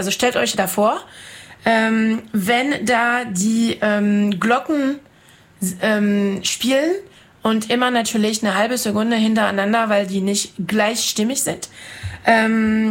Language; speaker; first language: German; non-native, fluent; French